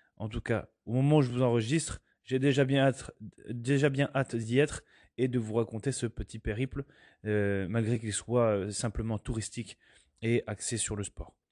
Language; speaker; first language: French; native; French